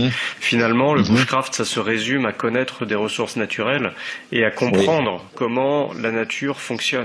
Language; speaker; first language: French; native; French